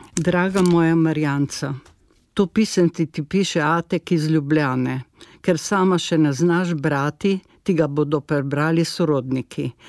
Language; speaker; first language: Slovenian; native; Slovenian